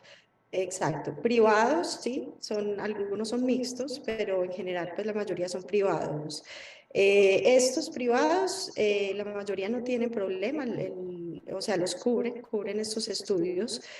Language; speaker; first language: Spanish; native; Spanish